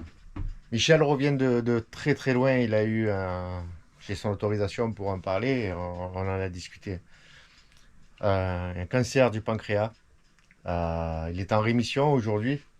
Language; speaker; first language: French; native; French